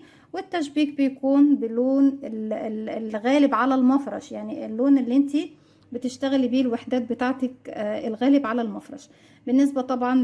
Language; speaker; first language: Arabic; native; Arabic